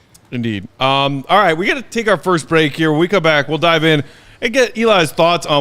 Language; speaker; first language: English; native; English